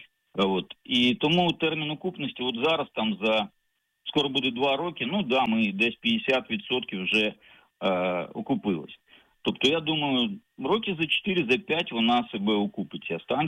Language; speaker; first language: Ukrainian; native; Ukrainian